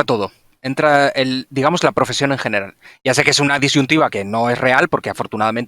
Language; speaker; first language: Spanish; native; Spanish